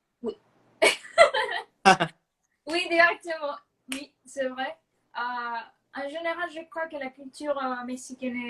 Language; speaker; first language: French; non-native, fluent; Spanish